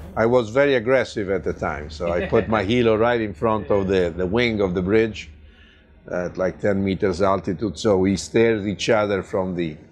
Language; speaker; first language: English; non-native, fluent; Italian